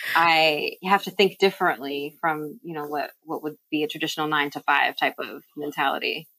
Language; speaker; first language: English; native; English